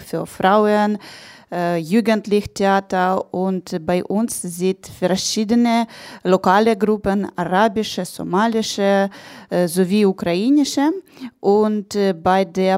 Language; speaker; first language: German; non-native, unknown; Ukrainian